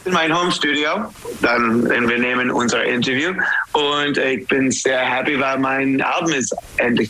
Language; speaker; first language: German; non-native, learner; English